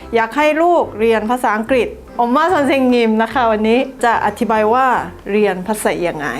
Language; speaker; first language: Thai; non-native, fluent; Korean